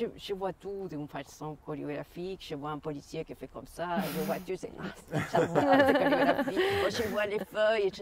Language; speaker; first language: French; non-native, fluent; Spanish